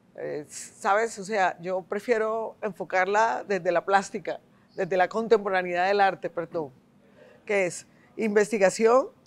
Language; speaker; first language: Spanish; native; Spanish